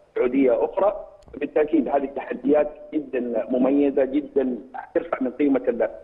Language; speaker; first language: Arabic; native; Arabic